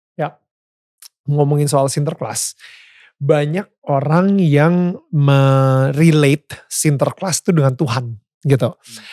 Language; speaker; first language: Indonesian; native; Indonesian